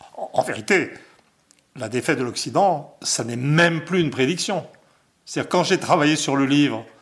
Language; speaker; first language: French; native; French